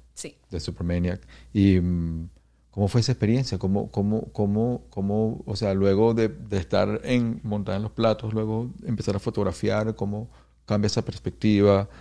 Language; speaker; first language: Spanish; native; Spanish